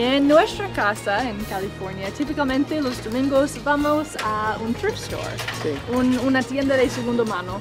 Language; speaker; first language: Spanish; non-native, fluent; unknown